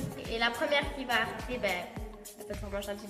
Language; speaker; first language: French; native; French